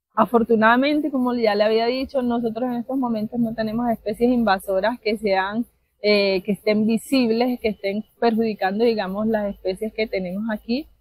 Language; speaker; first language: Spanish; native; Spanish